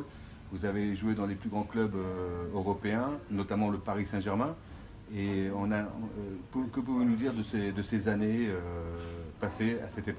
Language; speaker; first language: French; native; French